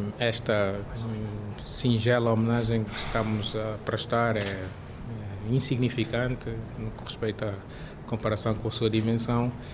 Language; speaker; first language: Portuguese; native; Portuguese